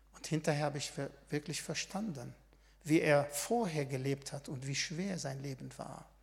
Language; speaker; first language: German; non-native, fluent; Arabic